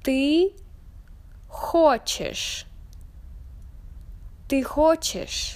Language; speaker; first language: Russian; non-native, learner; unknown